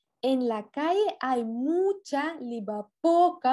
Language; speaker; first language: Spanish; non-native, fluent; Russian